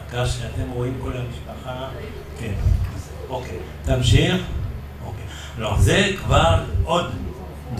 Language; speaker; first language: Hebrew; non-native, fluent; French